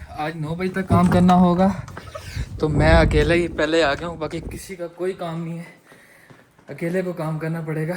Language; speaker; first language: Urdu; non-native, local second language; Punjabi